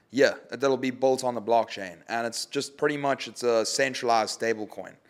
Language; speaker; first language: English; native; English